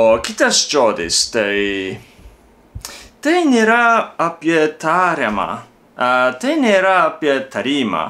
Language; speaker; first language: Lithuanian; non-native, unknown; Japanese